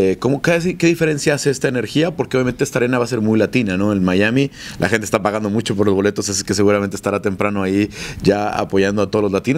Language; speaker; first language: Spanish; native; Spanish